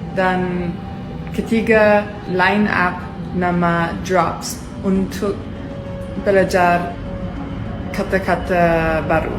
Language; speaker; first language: Indonesian; non-native, learner; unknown